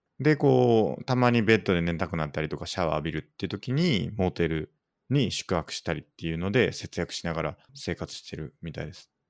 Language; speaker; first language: Japanese; native; Japanese